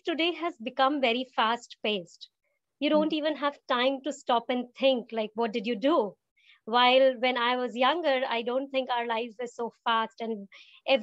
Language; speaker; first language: English; non-native, local second language; Hindi